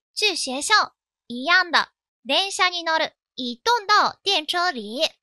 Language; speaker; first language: Chinese; non-native, fluent; Japanese